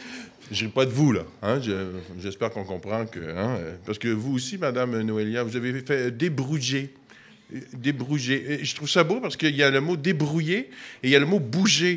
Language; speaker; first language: French; native; French